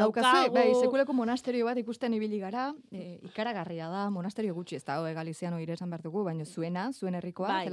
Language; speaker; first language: Basque; native; Basque